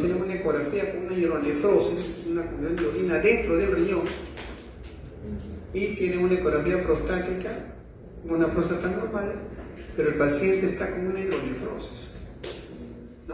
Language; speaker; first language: Spanish; native; Spanish